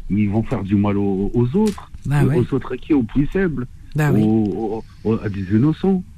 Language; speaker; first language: French; non-native, local second language; Arabic